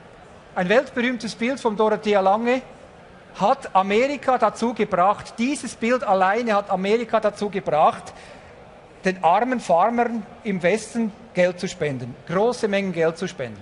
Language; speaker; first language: German; native; German